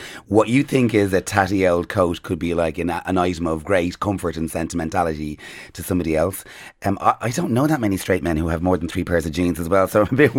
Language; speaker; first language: English; native; English